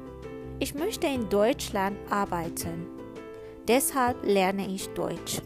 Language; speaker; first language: German; non-native, fluent; Persian